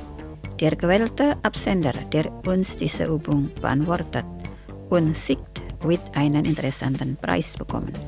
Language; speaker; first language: German; non-native, fluent; Indonesian